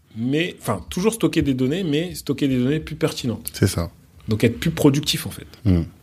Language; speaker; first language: French; native; French